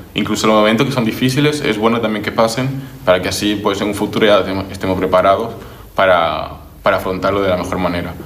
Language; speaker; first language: Spanish; native; Spanish